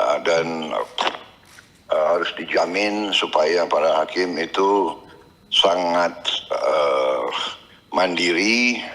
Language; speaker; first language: Indonesian; native; Indonesian